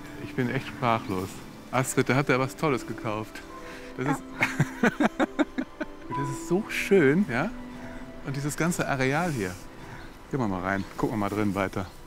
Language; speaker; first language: German; native; German